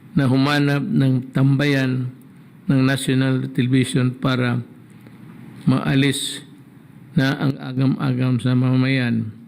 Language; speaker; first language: Filipino; non-native, local second language; Cebuano